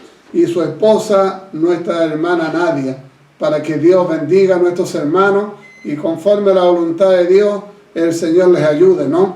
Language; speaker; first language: Spanish; native; Spanish